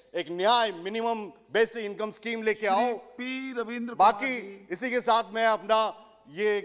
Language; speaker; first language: Hindi; non-native, local second language; Odia